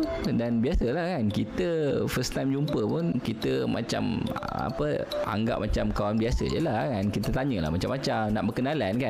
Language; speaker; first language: Malay; native; Malay